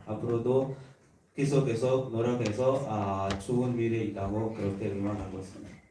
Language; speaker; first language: Korean; non-native, learner; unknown